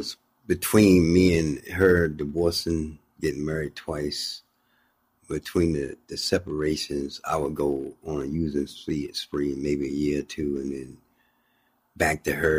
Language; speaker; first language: English; native; English